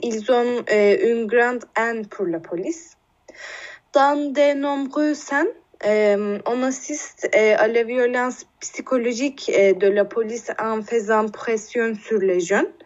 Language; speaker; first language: French; non-native, learner; Turkish